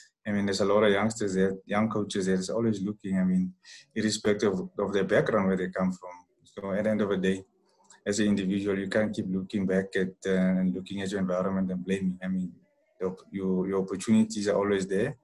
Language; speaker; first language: English; non-native, local second language; Afrikaans